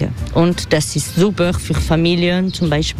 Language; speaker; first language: German; non-native, fluent; French